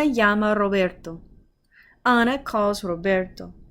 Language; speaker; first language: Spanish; non-native, fluent; English